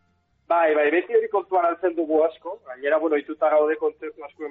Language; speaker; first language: Basque; native; Basque